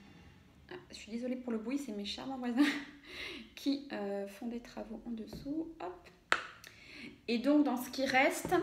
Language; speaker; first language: French; native; French